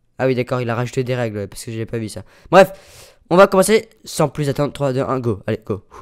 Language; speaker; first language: French; native; French